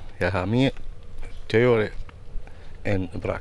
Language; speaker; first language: Danish; non-native, learner; Arabic